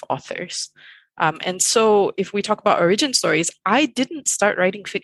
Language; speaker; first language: English; non-native, local second language; Malay